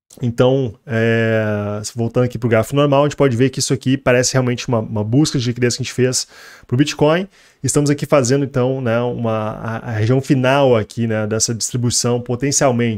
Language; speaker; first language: Portuguese; native; Portuguese